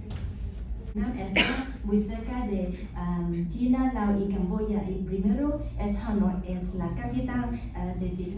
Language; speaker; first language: Spanish; non-native, learner; Vietnamese